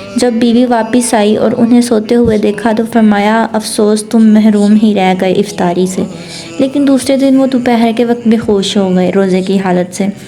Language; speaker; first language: Urdu; non-native, local second language; Punjabi